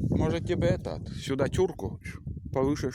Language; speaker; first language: Russian; native; Russian